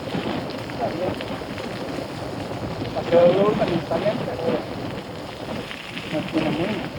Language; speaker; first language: Spanish; non-native, local second language; Galician